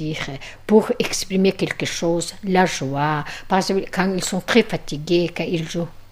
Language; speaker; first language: French; non-native, fluent; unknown